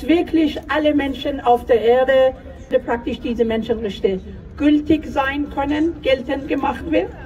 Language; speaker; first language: German; non-native, fluent; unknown